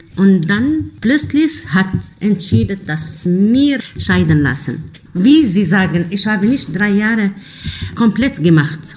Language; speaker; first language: German; non-native, learner; Arabic